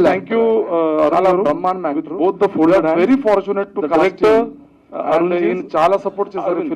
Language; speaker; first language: Telugu; non-native, learner; Marathi